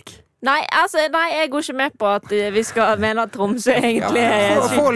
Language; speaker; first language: Norwegian; native; Norwegian